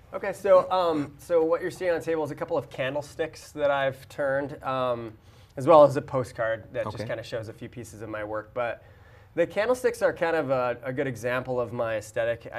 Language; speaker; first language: English; native; English